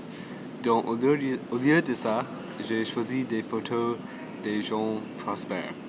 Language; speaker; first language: French; non-native, local second language; English